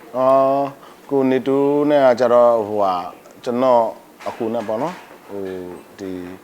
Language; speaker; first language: Burmese; native; Burmese